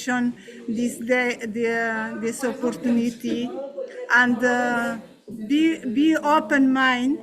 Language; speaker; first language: English; non-native, learner; Portuguese